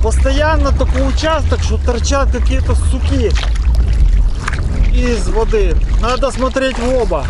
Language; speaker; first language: Russian; native; Russian